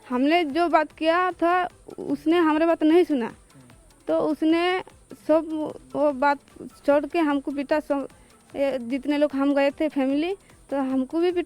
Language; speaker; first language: Hindi; non-native, local second language; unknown